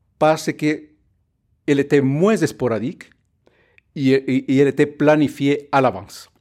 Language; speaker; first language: French; non-native, fluent; Spanish